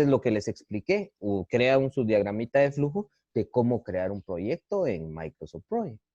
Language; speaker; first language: Spanish; native; Spanish